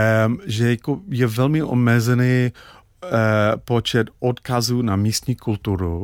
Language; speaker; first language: Czech; non-native, fluent; English